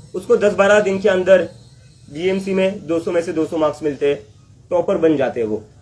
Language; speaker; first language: Hindi; non-native, local second language; Marathi